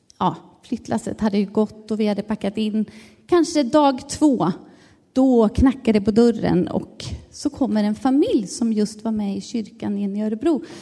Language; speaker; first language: Swedish; native; Swedish